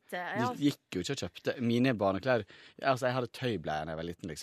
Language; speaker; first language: Norwegian; native; Norwegian